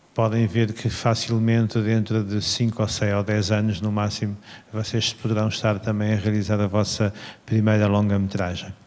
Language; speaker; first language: Portuguese; native; Portuguese